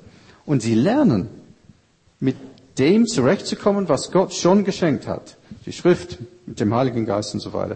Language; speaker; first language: German; non-native, fluent; English